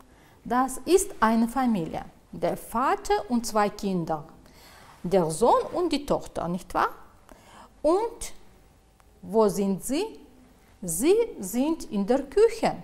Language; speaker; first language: German; non-native, fluent; Uzbek